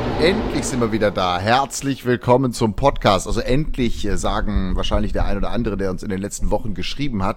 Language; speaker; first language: German; native; German